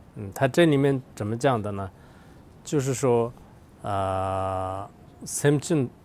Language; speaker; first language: Chinese; non-native, local second language; Tibetan